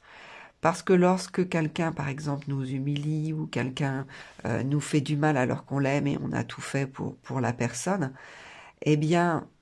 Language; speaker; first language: French; native; French